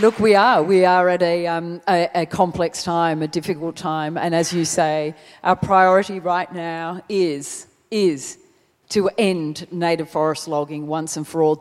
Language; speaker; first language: English; native; English